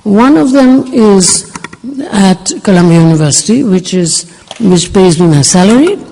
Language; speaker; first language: English; non-native, local second language; Bangla